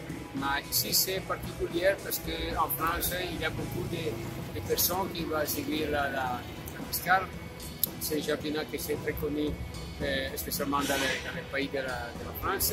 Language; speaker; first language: French; non-native, learner; Italian